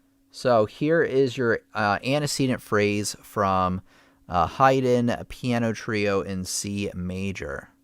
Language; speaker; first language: English; native; English